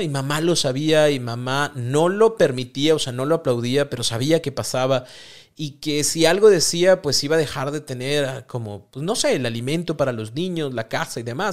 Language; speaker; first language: Spanish; native; Spanish